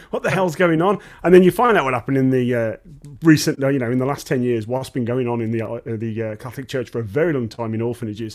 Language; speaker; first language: English; native; English